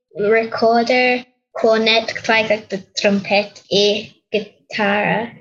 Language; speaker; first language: Bulgarian; early bilingual, heritage; Bulgarian